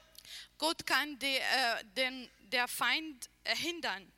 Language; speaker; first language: German; non-native, learner; Arabic